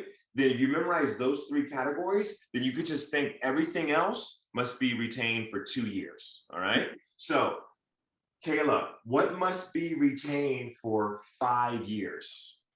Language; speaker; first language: English; native; English